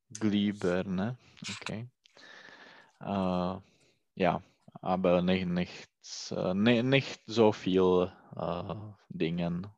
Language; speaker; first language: German; non-native, learner; Czech